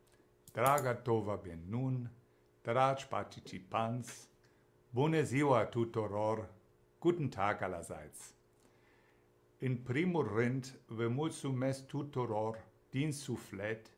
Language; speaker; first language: Romanian; non-native, fluent; German